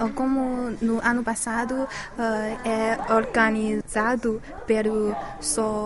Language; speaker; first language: Portuguese; non-native, learner; Chinese